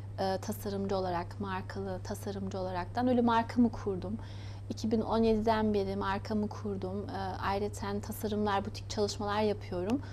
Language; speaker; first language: Turkish; early bilingual, heritage; Turkish